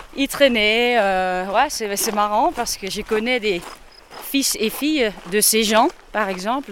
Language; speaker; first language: French; non-native, fluent; Dutch